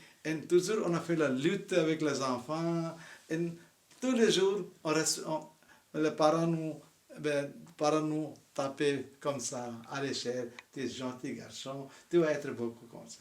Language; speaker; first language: French; non-native, fluent; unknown